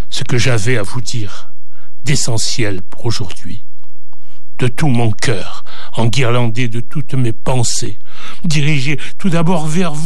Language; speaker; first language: French; native; French